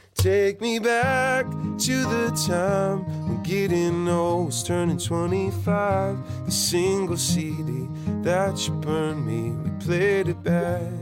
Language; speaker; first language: English; native; English